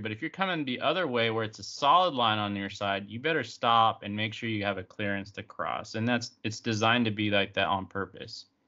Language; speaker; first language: English; native; English